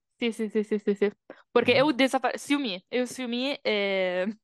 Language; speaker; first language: Portuguese; non-native, learner; Italian